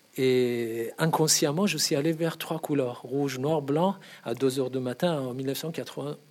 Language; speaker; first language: French; non-native, fluent; Persian